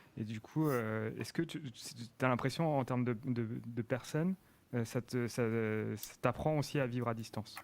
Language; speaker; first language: French; native; French